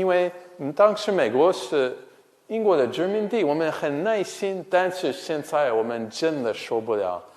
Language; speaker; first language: Chinese; non-native, fluent; English